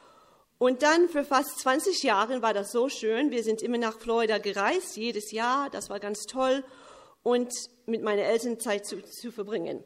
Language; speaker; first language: German; early bilingual, heritage; English